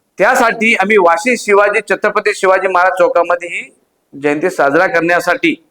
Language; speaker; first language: Marathi; non-native, local second language; Lambadi